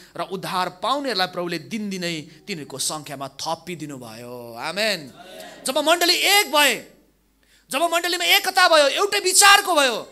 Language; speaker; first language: Nepali; non-native, local second language; Limburgish